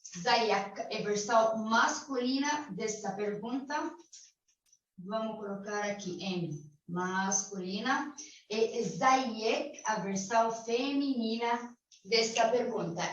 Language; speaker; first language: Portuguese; non-native, fluent; Arabic